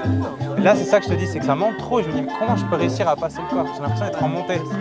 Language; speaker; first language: French; native; French